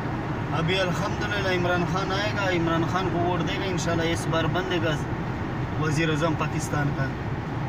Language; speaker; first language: Hindi; non-native, local second language; Pashto